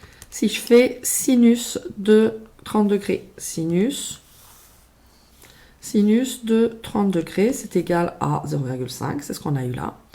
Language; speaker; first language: French; native; French